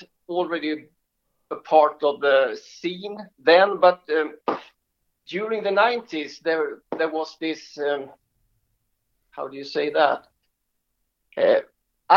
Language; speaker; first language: English; non-native, fluent; Swedish